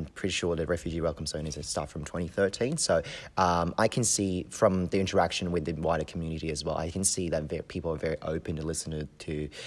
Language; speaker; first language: English; non-native, local second language; Cantonese